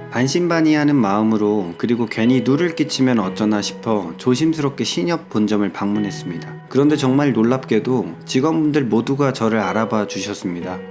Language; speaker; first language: Korean; native; Korean